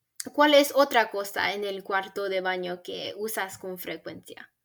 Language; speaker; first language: Spanish; non-native, learner; English